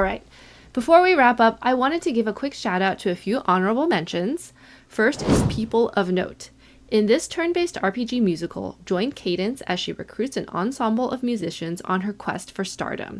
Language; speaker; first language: English; native; English